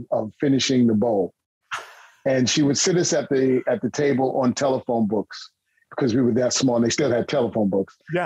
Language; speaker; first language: English; native; English